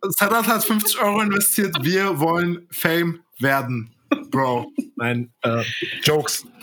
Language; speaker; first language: German; early bilingual, other home language; Turkish